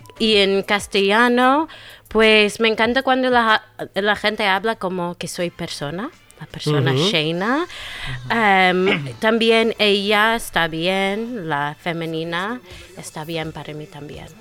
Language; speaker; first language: Spanish; non-native, fluent; English